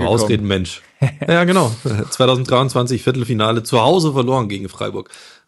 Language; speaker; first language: German; native; German